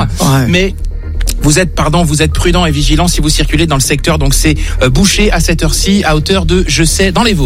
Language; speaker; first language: French; native; French